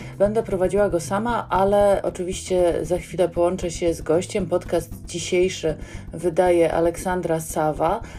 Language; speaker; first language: Polish; native; Polish